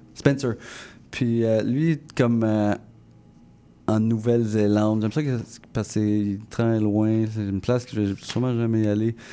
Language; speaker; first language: French; non-native, local second language; English